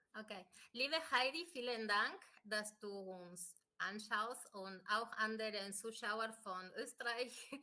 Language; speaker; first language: German; non-native, fluent; Spanish